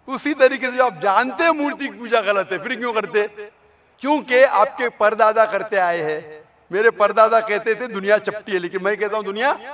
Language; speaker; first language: Hindi; non-native, local second language; Konkani